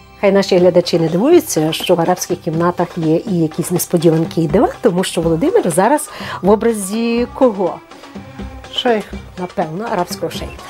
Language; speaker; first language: Ukrainian; native; Ukrainian